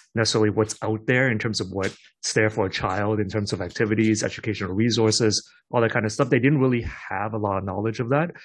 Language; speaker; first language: English; non-native, local second language; Cantonese